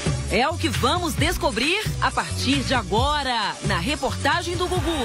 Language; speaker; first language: Portuguese; native; Portuguese